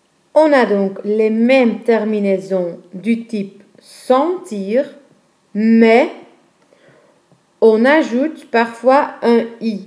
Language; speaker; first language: French; non-native, fluent; Dutch